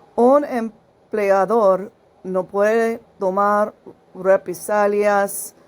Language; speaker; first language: Spanish; non-native, learner; English